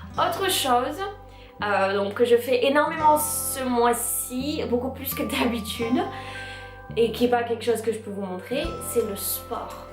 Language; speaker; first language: French; non-native, fluent; English